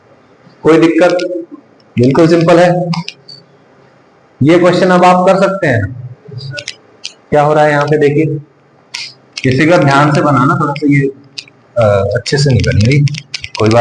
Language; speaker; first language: Hindi; native; Hindi